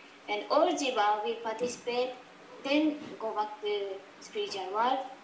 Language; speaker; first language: English; non-native, learner; Japanese